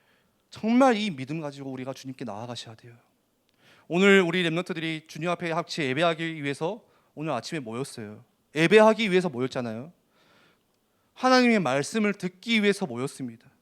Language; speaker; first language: Korean; native; Korean